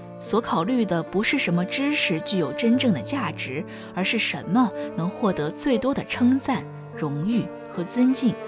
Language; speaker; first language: Chinese; native; Chinese